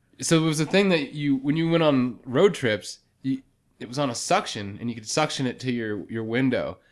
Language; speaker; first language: English; native; English